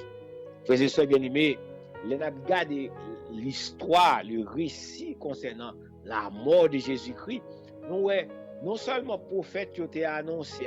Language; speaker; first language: French; non-native, local second language; Haitian Creole